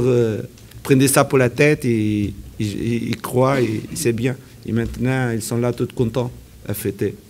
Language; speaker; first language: French; non-native, learner; Portuguese